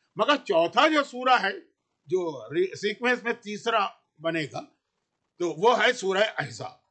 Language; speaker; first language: Urdu; native; Urdu